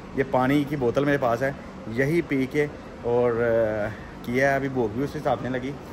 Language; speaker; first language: Urdu; non-native, local second language; Punjabi